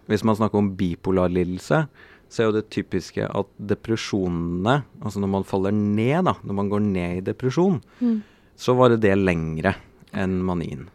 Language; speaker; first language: Norwegian; native; Norwegian